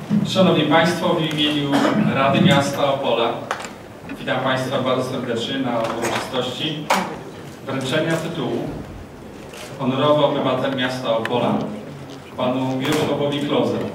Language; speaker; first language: Polish; native; Polish